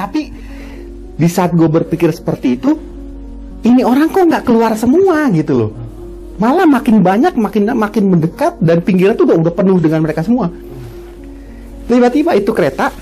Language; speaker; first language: Indonesian; native; Indonesian